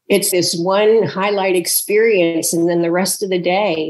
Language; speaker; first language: English; native; English